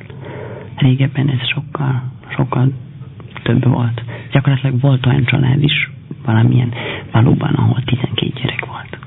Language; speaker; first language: Hungarian; non-native, fluent; Albanian